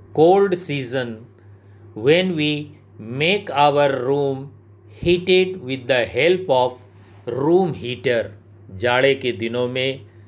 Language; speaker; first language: Hindi; native; Hindi